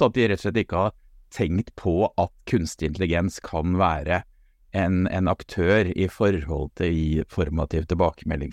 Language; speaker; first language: Norwegian; native; Norwegian